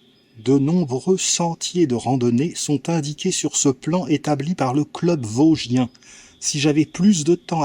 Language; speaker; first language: French; native; French